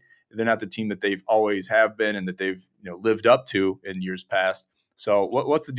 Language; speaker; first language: English; native; English